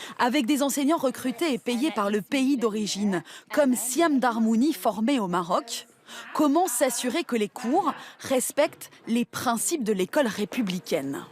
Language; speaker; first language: French; native; French